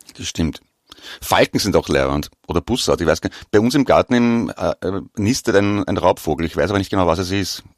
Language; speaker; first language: German; native; German